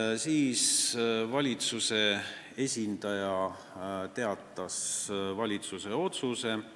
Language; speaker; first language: Estonian; non-native, local second language; Russian